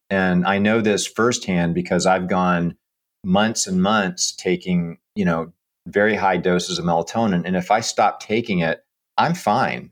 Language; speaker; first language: English; native; English